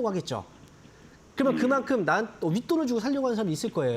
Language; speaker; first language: Korean; native; Korean